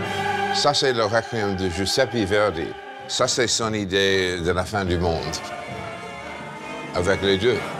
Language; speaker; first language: French; non-native, fluent; English